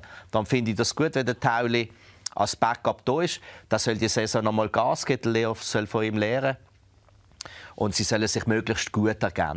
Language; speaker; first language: German; native; German